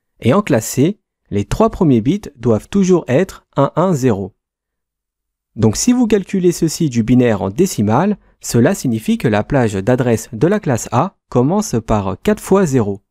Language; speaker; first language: French; native; French